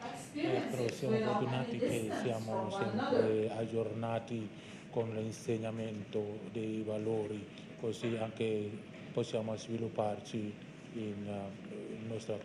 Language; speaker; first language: Italian; non-native, fluent; Indonesian